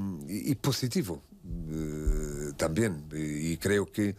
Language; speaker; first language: Spanish; non-native, fluent; Portuguese